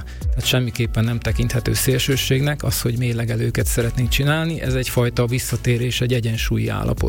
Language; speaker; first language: Hungarian; native; Hungarian